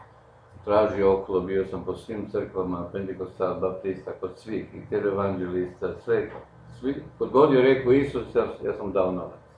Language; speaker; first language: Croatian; non-native, local second language; Slovenian